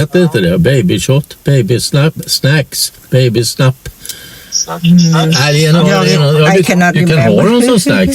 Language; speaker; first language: Swedish; non-native, fluent; Thai